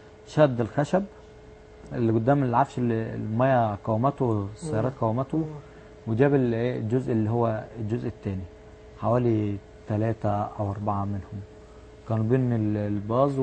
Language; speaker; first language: Arabic; native; Arabic